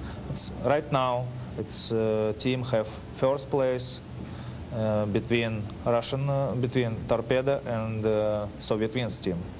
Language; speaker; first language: English; non-native, learner; Russian